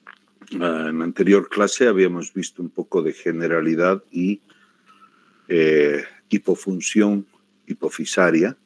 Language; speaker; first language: Spanish; native; Spanish